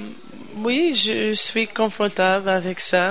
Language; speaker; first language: French; non-native, learner; English